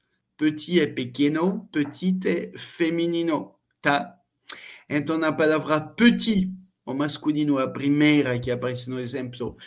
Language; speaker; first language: Portuguese; non-native, fluent; French